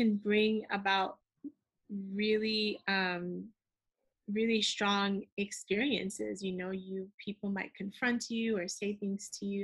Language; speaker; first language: English; early bilingual, other home language; Haitian Creole